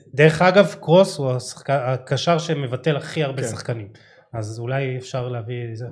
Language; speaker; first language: Hebrew; native; Hebrew